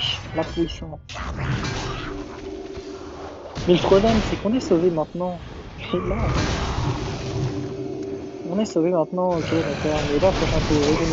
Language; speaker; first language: French; native; French